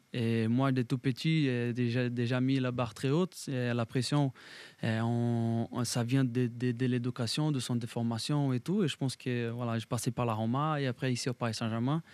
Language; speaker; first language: French; non-native, fluent; Portuguese